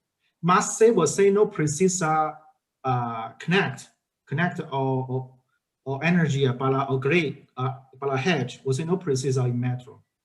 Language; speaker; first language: Portuguese; non-native, learner; Chinese